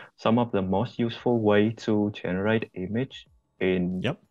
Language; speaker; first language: English; non-native, fluent; Vietnamese